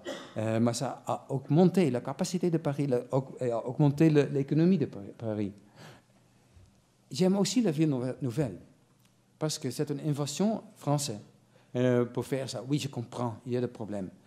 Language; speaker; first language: French; non-native, fluent; Dutch